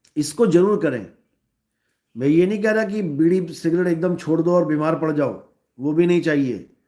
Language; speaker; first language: Hindi; native; Hindi